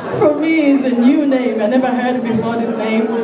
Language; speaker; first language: English; non-native, learner; Portuguese